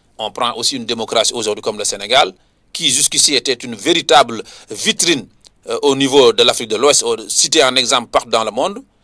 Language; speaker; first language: French; non-native, local second language; Wolof